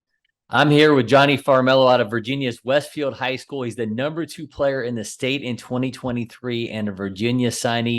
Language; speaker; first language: English; native; English